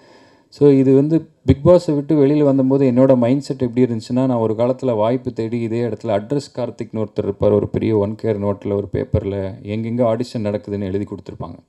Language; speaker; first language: Tamil; native; Tamil